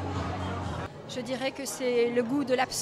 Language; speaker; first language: French; native; French